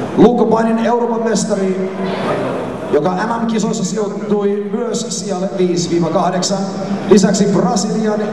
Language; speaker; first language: Finnish; native; Finnish